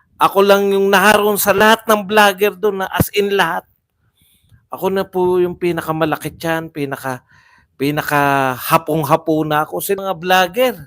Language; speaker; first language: Filipino; native; Filipino